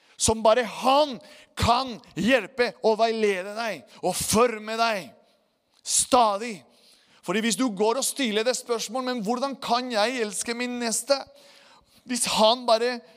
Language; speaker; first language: Norwegian; non-native, fluent; Spanish